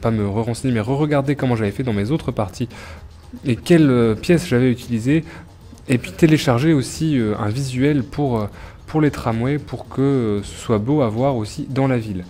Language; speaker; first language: French; native; French